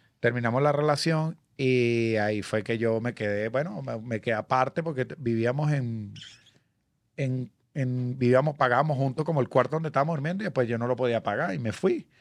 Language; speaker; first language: Spanish; native; Spanish